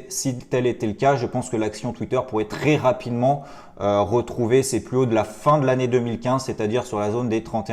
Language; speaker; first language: French; native; French